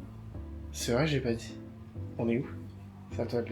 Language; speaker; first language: French; native; French